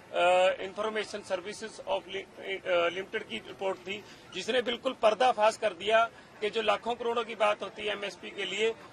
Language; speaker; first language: Hindi; native; Hindi